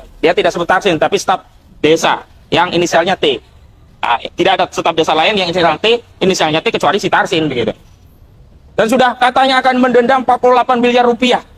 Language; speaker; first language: Indonesian; native; Indonesian